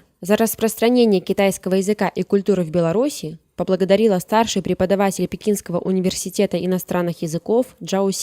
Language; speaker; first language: Russian; native; Russian